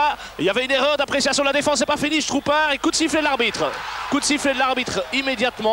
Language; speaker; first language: French; native; French